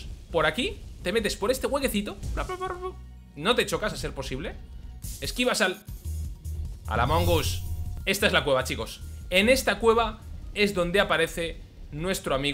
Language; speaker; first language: Spanish; native; Spanish